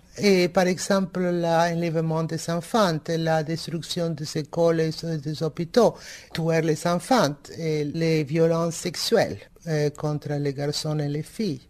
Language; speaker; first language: French; non-native, fluent; Spanish